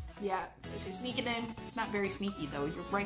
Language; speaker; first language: English; native; English